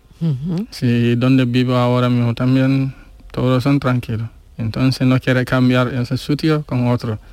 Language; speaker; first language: Spanish; non-native, learner; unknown